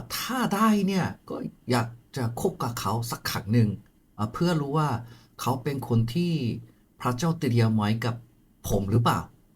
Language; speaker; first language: Thai; non-native, fluent; Korean